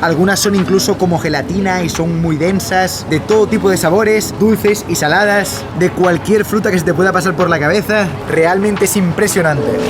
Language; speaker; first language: Spanish; native; Spanish